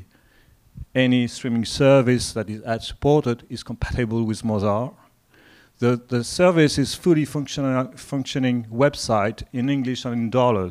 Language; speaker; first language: English; non-native, fluent; French